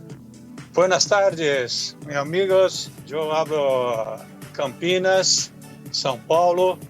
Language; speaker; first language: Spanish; non-native, learner; Portuguese